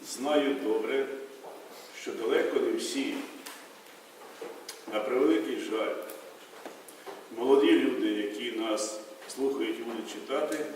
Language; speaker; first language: Ukrainian; native; Ukrainian